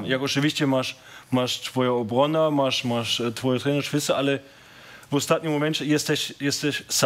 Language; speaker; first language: Polish; non-native, learner; German